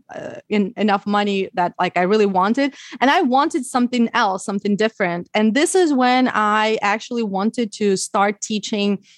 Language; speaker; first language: English; non-native, fluent; Ukrainian